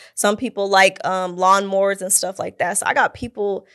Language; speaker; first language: English; native; English